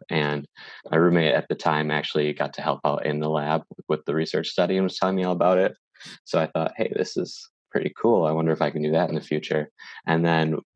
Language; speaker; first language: English; native; English